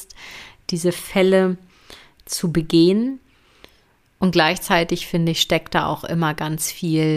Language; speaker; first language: German; native; German